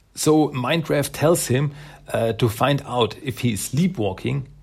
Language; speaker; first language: English; non-native, fluent; German